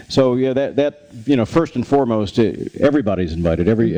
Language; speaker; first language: English; native; English